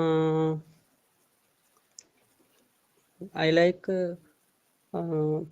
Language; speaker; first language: English; non-native, learner; Telugu